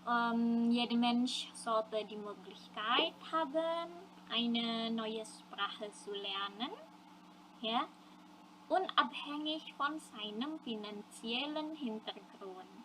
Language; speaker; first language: German; non-native, fluent; Indonesian